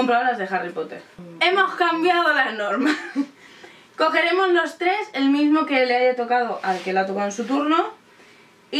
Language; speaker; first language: Spanish; native; Spanish